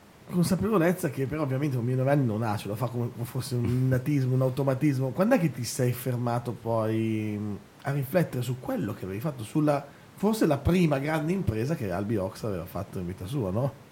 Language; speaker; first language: Italian; native; Italian